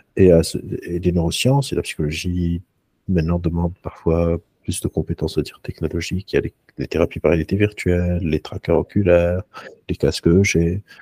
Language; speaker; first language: French; non-native, local second language; Arabic